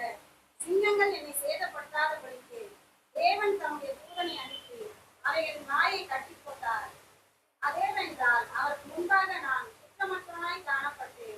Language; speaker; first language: Tamil; native; Tamil